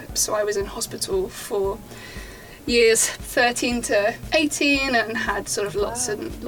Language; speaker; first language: English; native; English